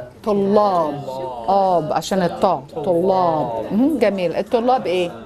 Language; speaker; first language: Arabic; non-native, fluent; English